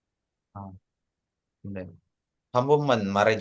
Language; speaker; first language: Korean; non-native, fluent; Indonesian